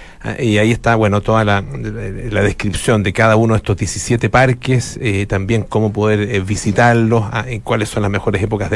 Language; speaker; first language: Spanish; native; Spanish